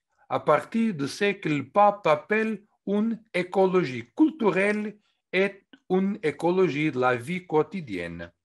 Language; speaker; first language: French; non-native, fluent; Portuguese